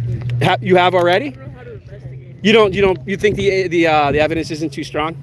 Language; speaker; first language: English; native; English